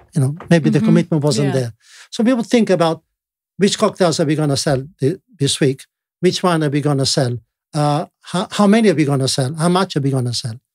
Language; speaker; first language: English; non-native, fluent; Italian